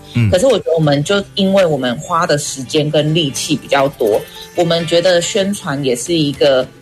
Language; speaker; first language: Chinese; non-native, local second language; Min Nan Chinese